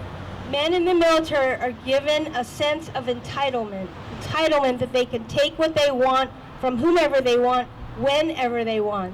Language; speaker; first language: English; native; English